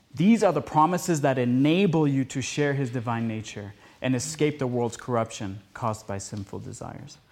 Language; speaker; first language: English; early bilingual, other home language; Spanish